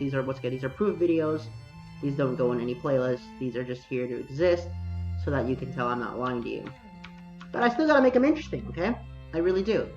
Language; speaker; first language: English; native; English